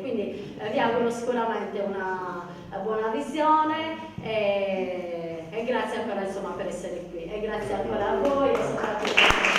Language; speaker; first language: Italian; native; Italian